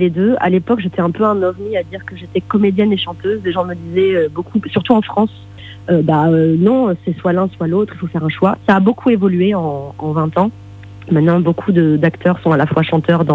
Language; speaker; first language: French; native; French